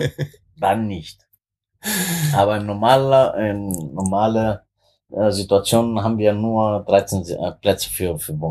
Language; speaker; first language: German; non-native, fluent; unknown